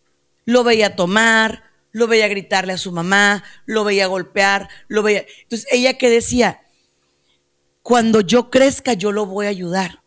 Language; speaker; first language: Spanish; native; Spanish